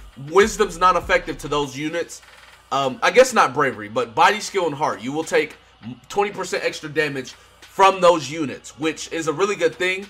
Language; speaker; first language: English; native; English